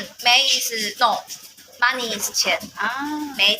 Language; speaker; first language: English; non-native, learner; Chinese